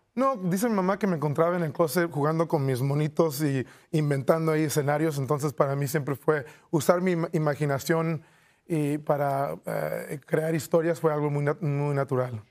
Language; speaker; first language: Spanish; early bilingual, heritage; Spanish